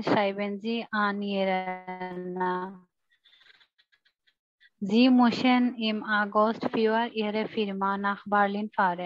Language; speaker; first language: German; non-native, learner; Bangla